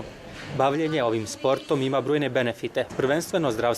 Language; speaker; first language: Bosnian; native; Bosnian